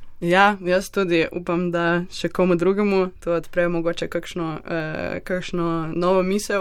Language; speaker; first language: Slovenian; native; Slovenian